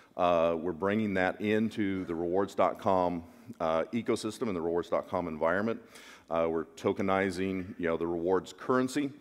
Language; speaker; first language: English; native; English